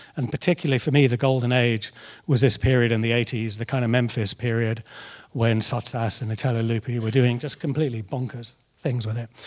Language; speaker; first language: English; native; English